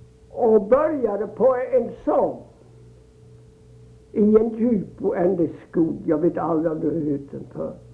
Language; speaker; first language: Swedish; early bilingual, heritage; Swedish